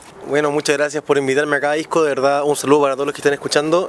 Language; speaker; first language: Spanish; native; Spanish